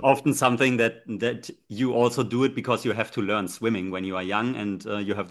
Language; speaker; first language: English; non-native, fluent; German